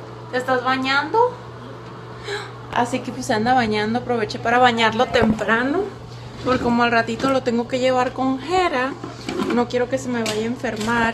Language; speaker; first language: Spanish; native; Spanish